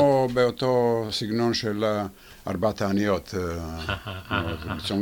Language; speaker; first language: Hebrew; non-native, fluent; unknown